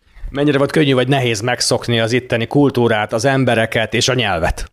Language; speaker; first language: Hungarian; native; Hungarian